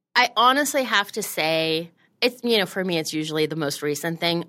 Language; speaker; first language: English; native; English